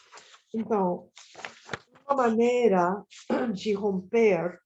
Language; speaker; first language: Portuguese; non-native, fluent; Spanish